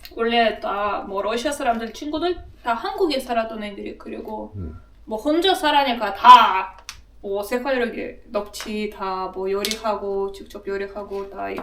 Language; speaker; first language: Korean; non-native, learner; Russian